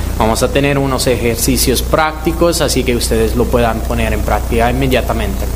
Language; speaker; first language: Spanish; non-native, fluent; Italian